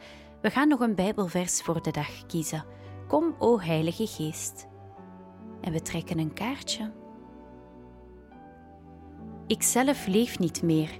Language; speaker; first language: Dutch; native; Dutch